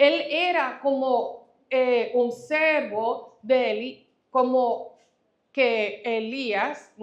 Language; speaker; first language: Portuguese; non-native, fluent; Spanish